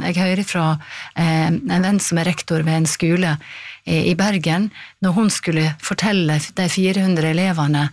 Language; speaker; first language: Norwegian; native; Norwegian